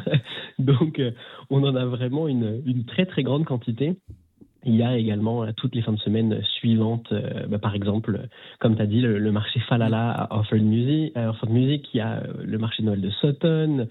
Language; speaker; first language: French; native; French